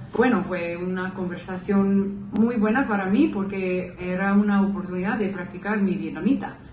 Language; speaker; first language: Spanish; non-native, fluent; English